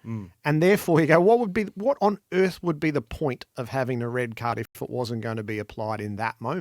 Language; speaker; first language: English; native; English